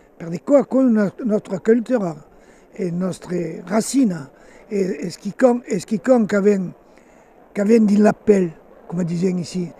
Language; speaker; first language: Occitan; native; Occitan